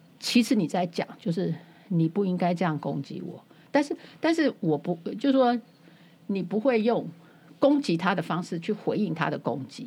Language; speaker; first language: Chinese; native; Chinese